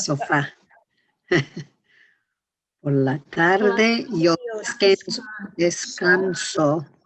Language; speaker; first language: Spanish; non-native, learner; English